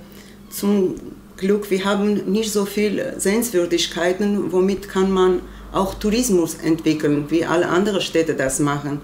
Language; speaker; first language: German; non-native, learner; Armenian